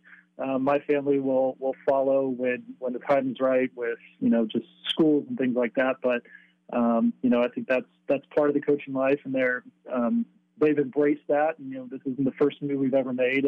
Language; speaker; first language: English; native; English